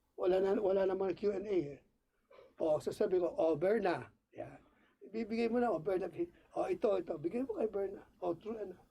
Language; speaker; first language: Filipino; non-native, local second language; Cebuano